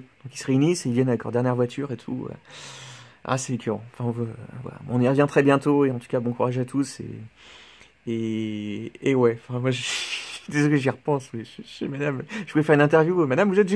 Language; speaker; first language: French; native; French